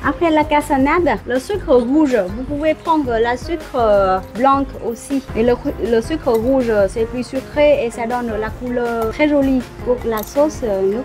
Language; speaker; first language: French; non-native, fluent; Vietnamese